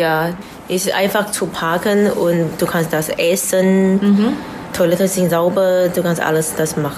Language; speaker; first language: German; non-native, learner; Chinese